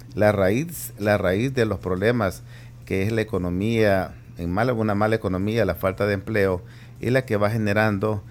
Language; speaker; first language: Spanish; native; Spanish